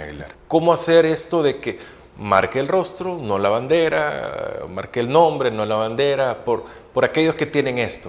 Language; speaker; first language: Spanish; native; Spanish